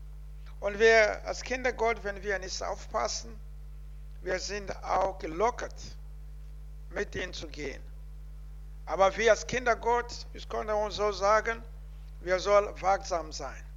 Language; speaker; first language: German; non-native, learner; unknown